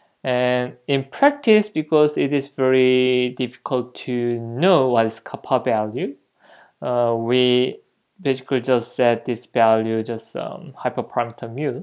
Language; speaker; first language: English; non-native, fluent; Korean